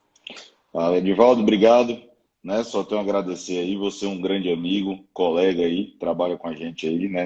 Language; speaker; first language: Portuguese; native; Portuguese